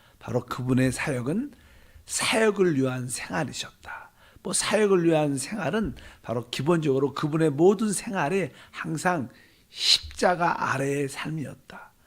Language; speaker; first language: Korean; native; Korean